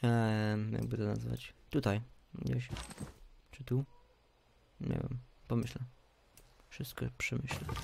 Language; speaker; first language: Polish; early bilingual, heritage; Polish